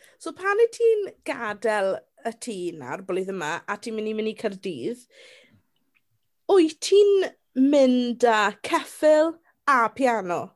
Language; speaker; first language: Welsh; native; Welsh